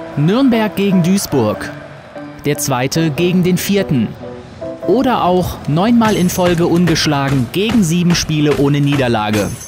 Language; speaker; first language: German; native; German